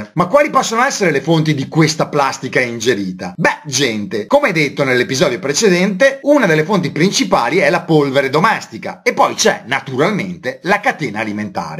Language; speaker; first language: Italian; native; Italian